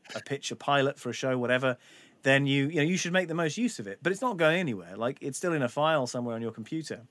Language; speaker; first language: English; native; English